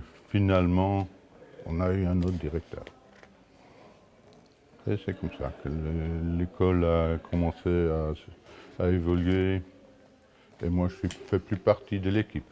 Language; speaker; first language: French; non-native, local second language; Luxembourgish